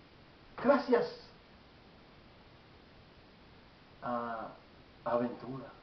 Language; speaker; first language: Spanish; non-native, learner; Haitian Creole